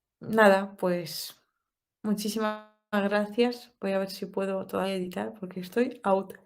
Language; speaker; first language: Spanish; non-native, fluent; Russian